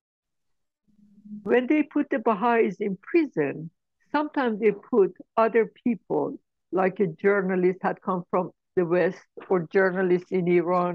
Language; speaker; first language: English; non-native, fluent; Persian